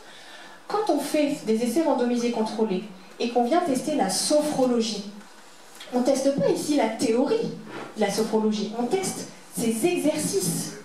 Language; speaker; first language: French; native; French